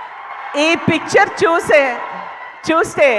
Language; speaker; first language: Telugu; non-native, fluent; Tamil